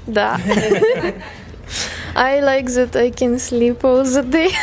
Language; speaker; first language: English; non-native, learner; Russian